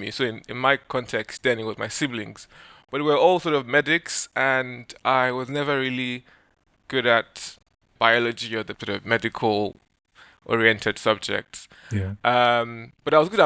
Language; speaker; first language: English; non-native, local second language; Yoruba